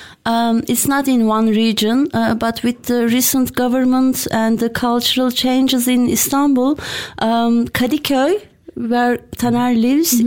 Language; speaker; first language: English; non-native, fluent; Turkish